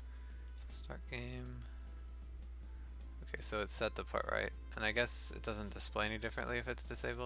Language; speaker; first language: English; native; English